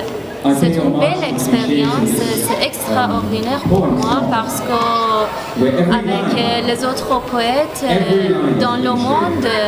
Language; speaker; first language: French; non-native, learner; Persian